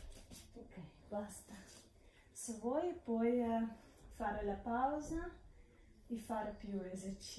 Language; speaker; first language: Italian; non-native, learner; Russian